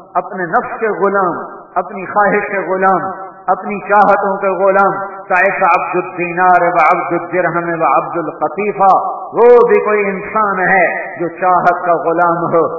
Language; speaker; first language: Urdu; non-native, local second language; Punjabi